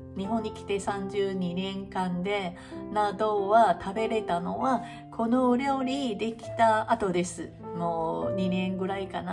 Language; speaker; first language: Japanese; non-native, fluent; Chinese